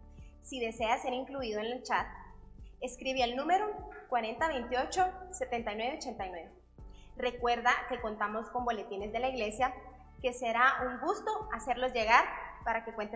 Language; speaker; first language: Spanish; native; Spanish